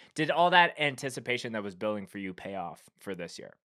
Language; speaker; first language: English; native; English